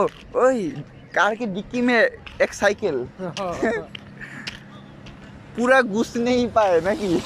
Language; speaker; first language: Hindi; non-native, learner; Bangla